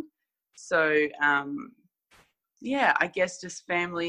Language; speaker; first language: English; native; English